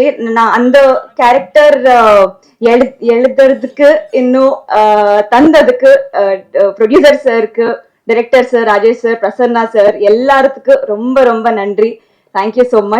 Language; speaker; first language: Tamil; non-native, learner; Telugu